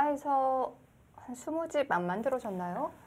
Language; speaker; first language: Korean; native; Korean